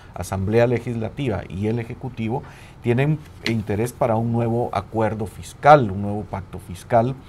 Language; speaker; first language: Spanish; native; Spanish